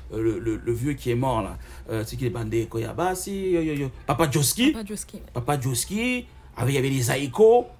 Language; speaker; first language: French; native; French